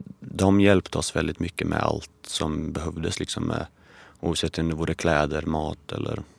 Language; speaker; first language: Swedish; early bilingual, other home language; Albanian